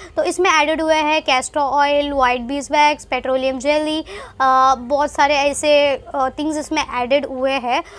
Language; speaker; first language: Hindi; non-native, local second language; Tamil